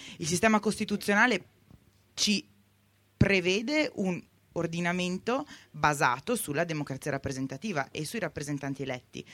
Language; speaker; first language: Italian; native; Italian